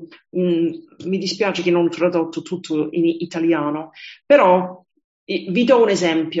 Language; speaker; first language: Italian; non-native, fluent; English